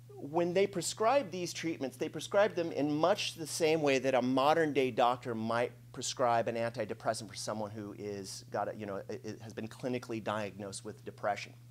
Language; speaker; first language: English; native; English